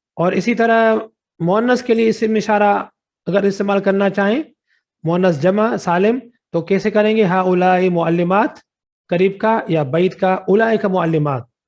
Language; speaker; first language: Urdu; non-native, local second language; Sindhi